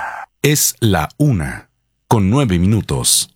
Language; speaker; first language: Spanish; native; Spanish